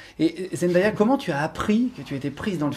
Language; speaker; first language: French; native; French